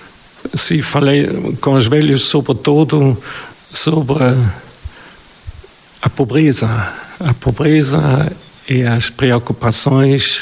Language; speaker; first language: Portuguese; non-native, fluent; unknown